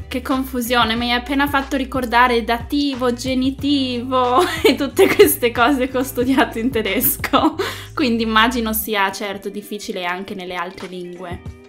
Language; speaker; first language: Italian; native; Italian